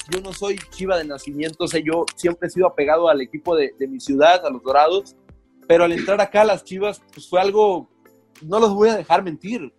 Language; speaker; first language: Spanish; native; Spanish